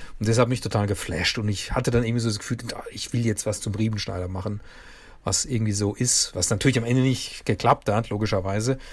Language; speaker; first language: German; native; German